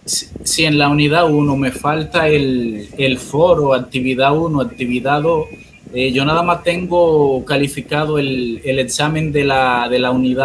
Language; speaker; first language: Spanish; native; Spanish